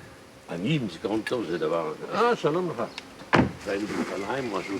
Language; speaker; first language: Hebrew; non-native, fluent; German